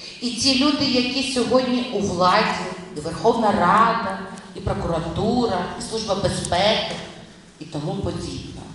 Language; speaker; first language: Ukrainian; non-native, local second language; Russian